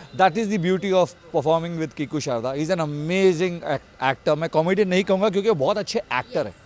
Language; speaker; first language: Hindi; non-native, local second language; Tulu